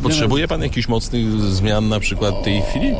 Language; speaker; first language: Polish; native; Polish